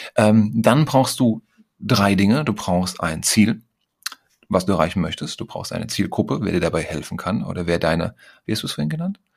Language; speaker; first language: German; native; German